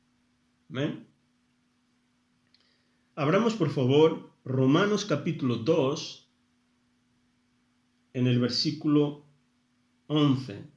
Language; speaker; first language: Spanish; non-native, fluent; Portuguese